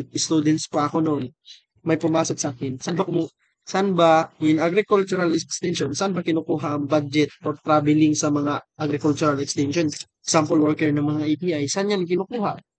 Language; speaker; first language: Filipino; non-native, local second language; Cebuano